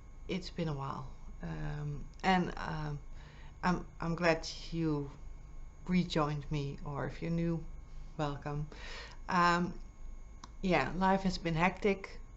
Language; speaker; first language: English; non-native, fluent; Dutch